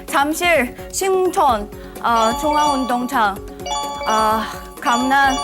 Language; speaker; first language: Korean; non-native, learner; English